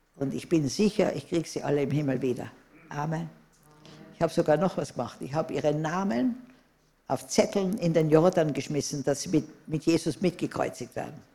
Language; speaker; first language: German; native; German